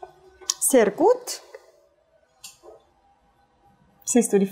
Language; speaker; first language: German; non-native, fluent; Italian